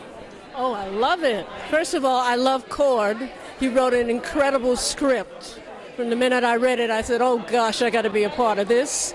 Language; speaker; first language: English; native; English